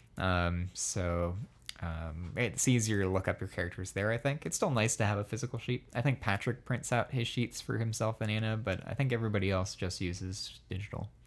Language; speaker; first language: English; native; English